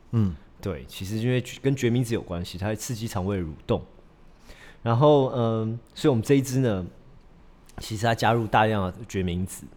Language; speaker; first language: Chinese; early bilingual, heritage; Chinese